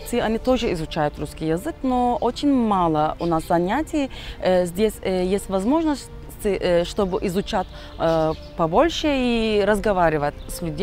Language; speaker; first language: Russian; non-native, learner; Turkish